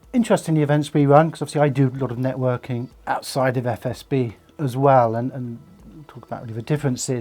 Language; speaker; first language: English; native; English